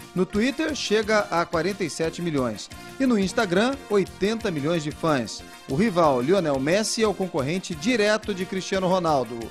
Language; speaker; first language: Portuguese; native; Portuguese